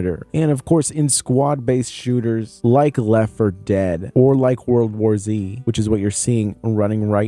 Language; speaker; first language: English; native; English